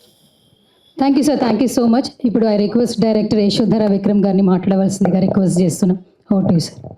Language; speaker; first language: Telugu; native; Telugu